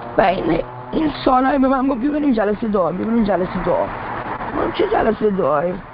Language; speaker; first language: Persian; early bilingual, heritage; Persian